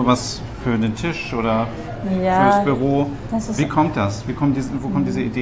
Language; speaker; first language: German; native; German